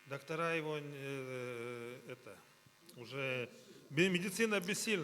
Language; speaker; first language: Russian; native; Russian